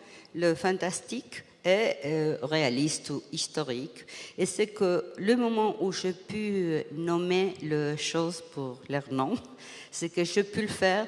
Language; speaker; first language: French; non-native, fluent; Spanish